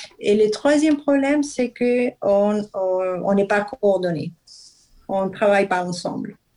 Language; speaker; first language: French; non-native, fluent; Spanish